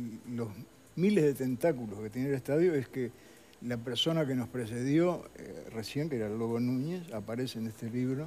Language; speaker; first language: Spanish; native; Spanish